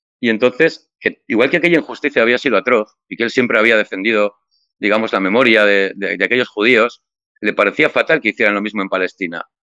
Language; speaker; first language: Spanish; native; Spanish